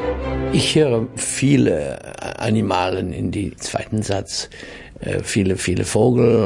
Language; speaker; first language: German; non-native, fluent; English